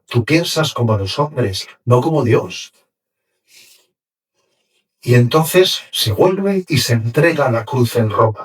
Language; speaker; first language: Spanish; native; Spanish